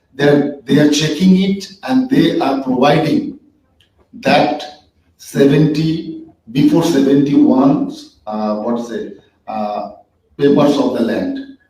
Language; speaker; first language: English; non-native, local second language; Bangla